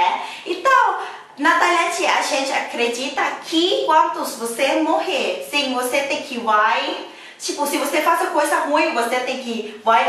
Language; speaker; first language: Portuguese; non-native, learner; Thai